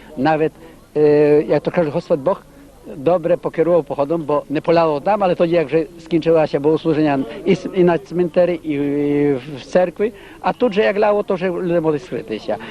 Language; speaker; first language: Ukrainian; native; Ukrainian